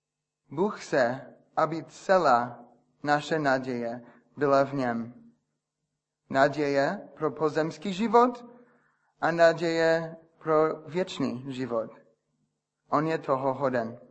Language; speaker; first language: Czech; non-native, fluent; English